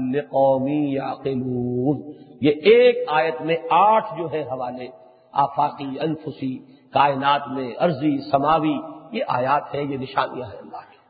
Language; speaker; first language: Urdu; native; Urdu